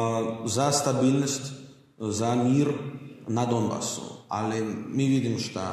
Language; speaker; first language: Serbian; non-native, learner; Russian